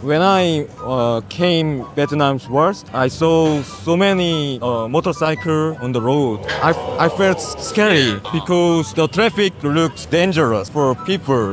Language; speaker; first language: English; non-native, learner; Korean